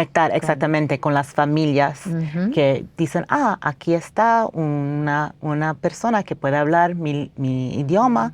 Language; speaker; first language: Spanish; non-native, fluent; English